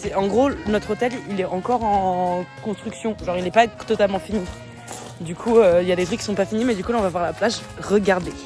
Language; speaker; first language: French; native; French